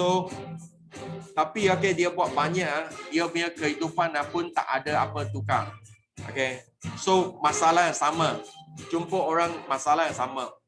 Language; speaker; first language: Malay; non-native, local second language; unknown